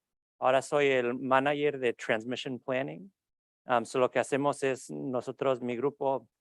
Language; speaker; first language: Spanish; early bilingual, heritage; Spanish